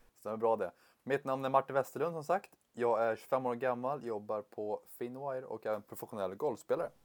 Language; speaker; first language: Swedish; native; Swedish